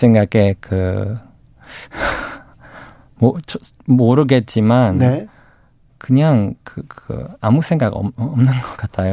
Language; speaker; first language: Korean; non-native, learner; English